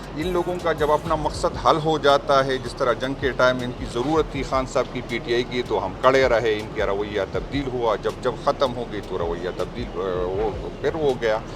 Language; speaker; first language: Urdu; non-native, local second language; Pashto